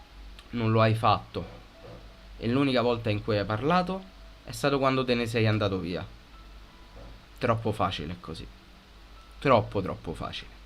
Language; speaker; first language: Italian; native; Italian